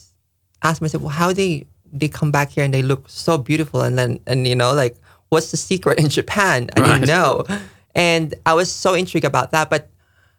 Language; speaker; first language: English; non-native, local second language; Filipino